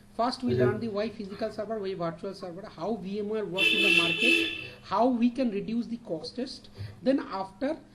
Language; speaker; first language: English; non-native, local second language; Bangla